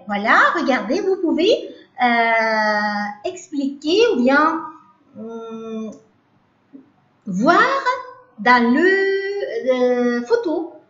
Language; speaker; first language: French; non-native, learner; Uzbek